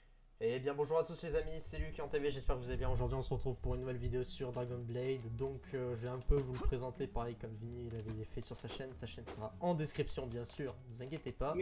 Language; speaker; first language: French; native; French